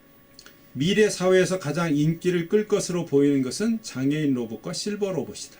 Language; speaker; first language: Korean; native; Korean